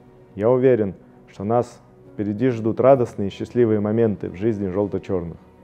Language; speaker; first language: Russian; native; Russian